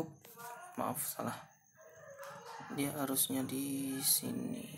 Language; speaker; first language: Indonesian; native; Indonesian